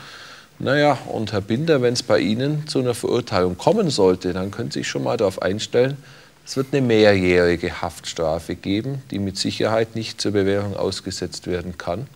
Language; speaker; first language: German; native; German